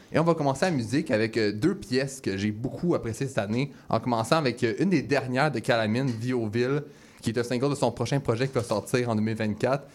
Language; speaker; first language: French; native; French